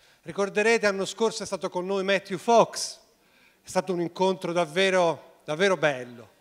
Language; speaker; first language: Italian; native; Italian